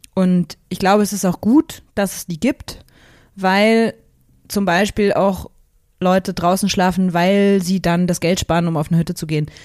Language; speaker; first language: German; native; German